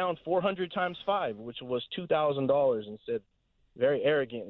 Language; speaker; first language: English; native; English